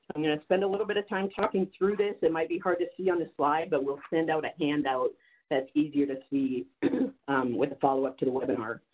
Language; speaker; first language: English; native; English